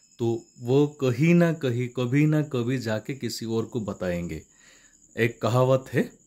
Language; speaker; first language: Hindi; non-native, local second language; Assamese